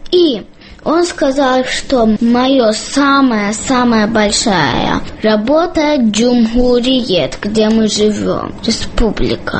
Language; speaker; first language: Russian; early bilingual, other home language; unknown